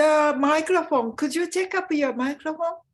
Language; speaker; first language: English; non-native, fluent; Japanese